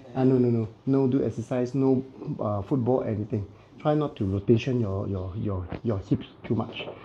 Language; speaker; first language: English; non-native, local second language; Cantonese